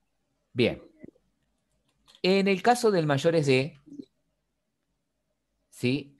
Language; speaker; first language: Spanish; native; Spanish